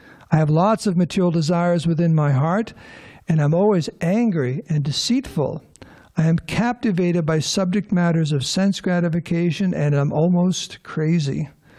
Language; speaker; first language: English; native; English